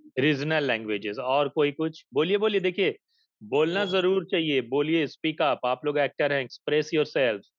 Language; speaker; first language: Hindi; native; Hindi